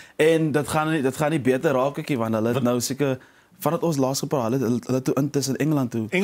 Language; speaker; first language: Afrikaans; early bilingual, heritage; Afrikaans